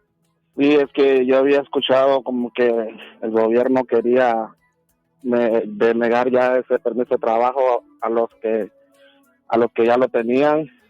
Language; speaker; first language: Spanish; native; Spanish